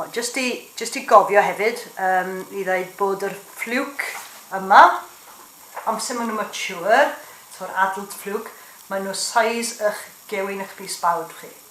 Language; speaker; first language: Welsh; native; Welsh